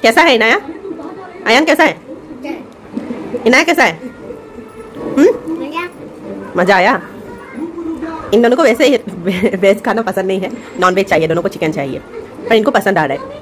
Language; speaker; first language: Hindi; native; Hindi